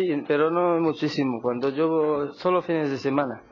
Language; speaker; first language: Spanish; non-native, learner; Arabic